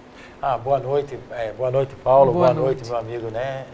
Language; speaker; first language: Portuguese; native; Portuguese